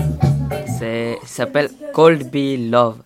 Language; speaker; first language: French; non-native, learner; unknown